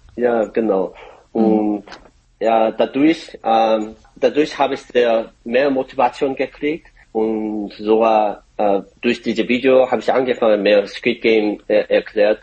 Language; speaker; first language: German; non-native, fluent; Korean